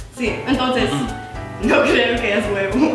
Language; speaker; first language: Spanish; non-native, learner; English